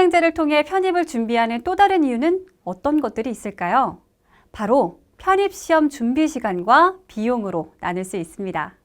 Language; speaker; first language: Korean; native; Korean